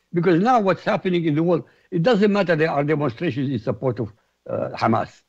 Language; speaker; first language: English; non-native, fluent; Arabic